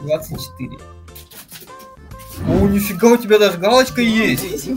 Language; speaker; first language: Russian; native; Russian